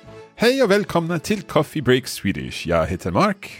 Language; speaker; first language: Swedish; non-native, learner; English